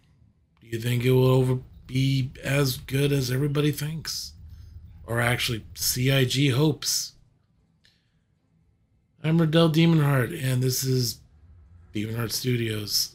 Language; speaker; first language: English; native; English